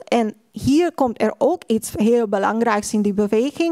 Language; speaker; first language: Dutch; non-native, fluent; Hungarian